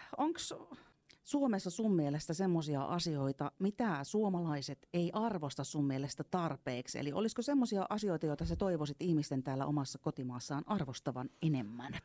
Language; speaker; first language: Finnish; native; Finnish